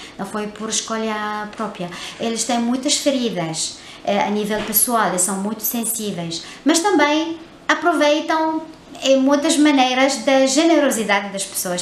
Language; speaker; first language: Portuguese; non-native, fluent; Arabic